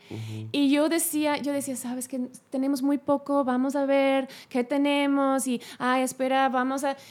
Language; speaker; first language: Spanish; non-native, fluent; English